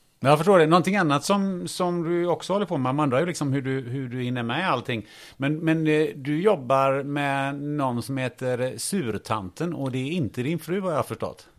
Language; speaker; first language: Swedish; native; Swedish